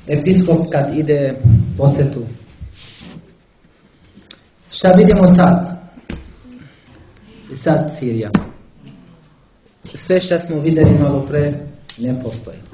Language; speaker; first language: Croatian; non-native, learner; Arabic